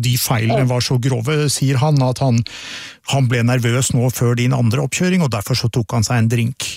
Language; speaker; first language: Norwegian; native; Norwegian